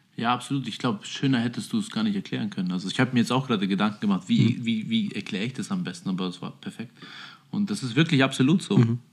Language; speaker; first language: German; early bilingual, other home language; Albanian